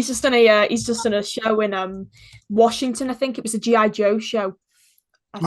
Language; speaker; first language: English; native; English